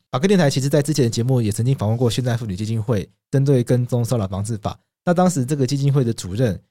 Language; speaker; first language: Chinese; native; Chinese